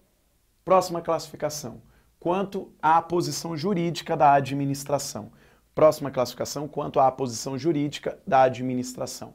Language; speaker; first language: Portuguese; native; Portuguese